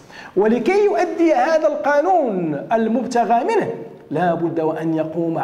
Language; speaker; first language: Arabic; native; Arabic